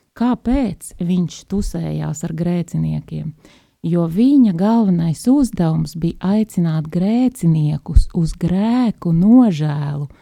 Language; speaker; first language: Latvian; native; Latvian